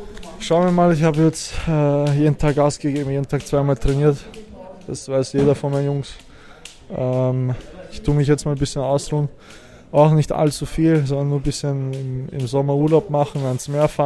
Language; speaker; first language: German; early bilingual, other home language; Serbian